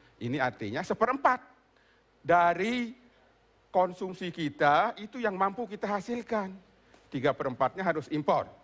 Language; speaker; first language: Indonesian; non-native, local second language; Sasak